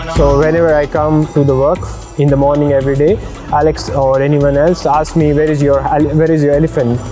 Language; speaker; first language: English; non-native, local second language; Hindi